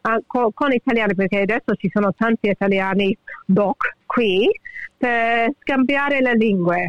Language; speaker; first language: Italian; early bilingual, heritage; English